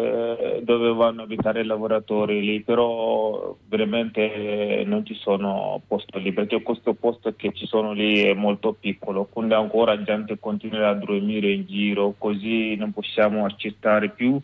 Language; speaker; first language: Italian; non-native, learner; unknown